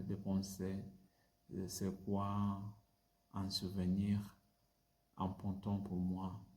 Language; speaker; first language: French; non-native, learner; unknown